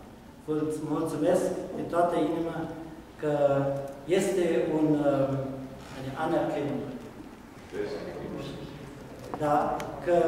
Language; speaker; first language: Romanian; non-native, local second language; German